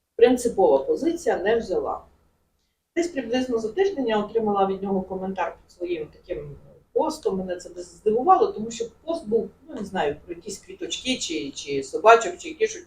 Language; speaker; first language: Ukrainian; native; Ukrainian